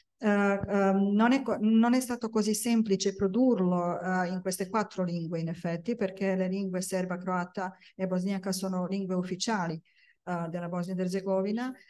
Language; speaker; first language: Italian; non-native, fluent; Bosnian